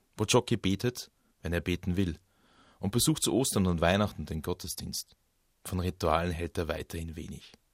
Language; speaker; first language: German; native; German